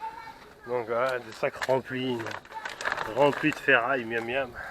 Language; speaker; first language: French; native; French